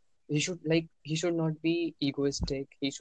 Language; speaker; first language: English; non-native, local second language; Hindi